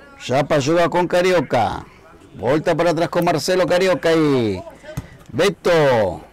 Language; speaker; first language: Spanish; native; Spanish